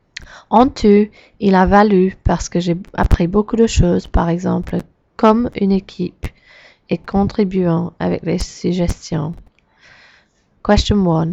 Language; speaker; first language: French; non-native, learner; English